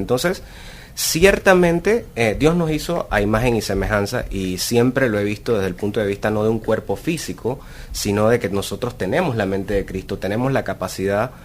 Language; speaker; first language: Spanish; native; Spanish